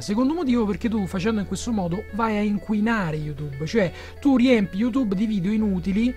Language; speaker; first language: Italian; native; Italian